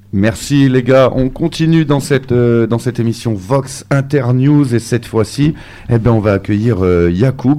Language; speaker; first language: French; native; French